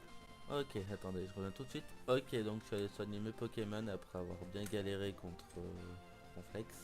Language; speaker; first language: French; native; French